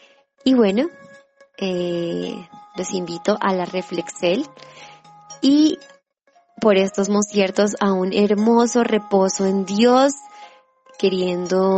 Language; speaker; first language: Spanish; native; Spanish